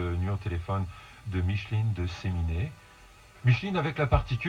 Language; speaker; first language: French; native; French